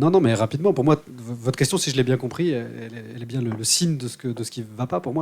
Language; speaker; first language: French; native; French